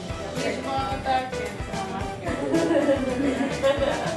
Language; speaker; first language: Hebrew; non-native, learner; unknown